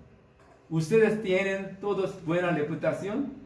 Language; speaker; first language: Spanish; non-native, fluent; Korean